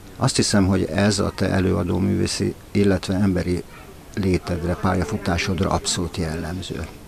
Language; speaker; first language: Hungarian; native; Hungarian